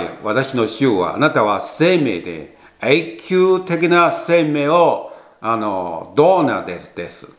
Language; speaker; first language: Japanese; non-native, learner; Chinese